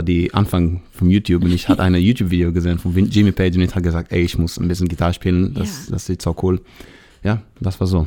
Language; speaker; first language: German; non-native, fluent; Hebrew